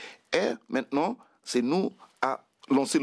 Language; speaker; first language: French; non-native, fluent; Krio